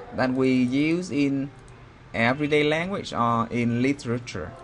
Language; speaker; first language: English; non-native, fluent; Vietnamese